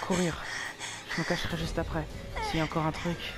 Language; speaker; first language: French; native; French